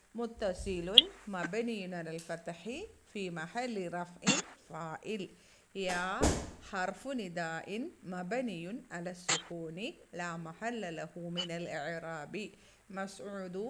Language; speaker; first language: Arabic; non-native, fluent; Malayalam